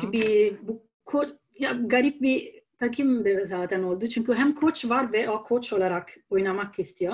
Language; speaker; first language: Turkish; non-native, fluent; Italian